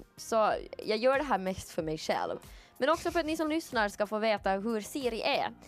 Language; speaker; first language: Swedish; native; Swedish